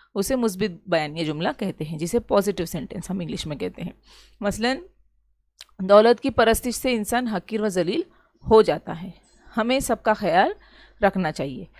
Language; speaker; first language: Urdu; native; Urdu